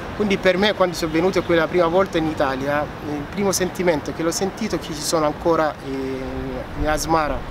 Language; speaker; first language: Italian; non-native, fluent; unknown